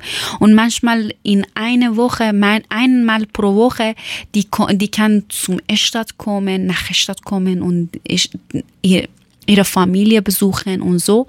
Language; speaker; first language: German; non-native, learner; Persian